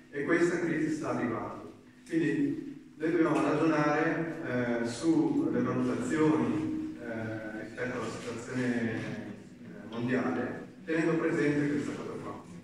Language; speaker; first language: Italian; native; Italian